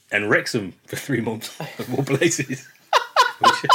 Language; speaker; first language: English; native; English